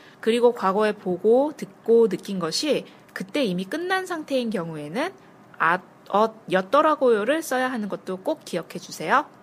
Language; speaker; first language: Korean; native; Korean